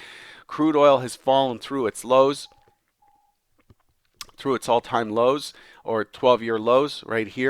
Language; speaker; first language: English; native; English